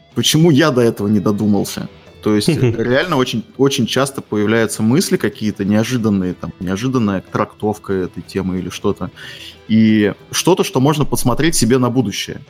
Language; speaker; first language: Russian; native; Russian